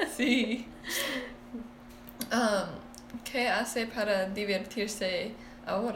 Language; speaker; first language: Spanish; non-native, learner; English